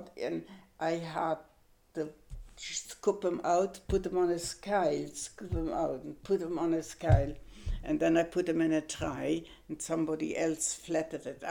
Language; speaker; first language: English; non-native, fluent; German